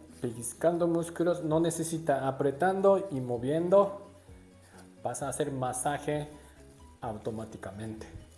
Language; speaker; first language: Spanish; non-native, learner; Japanese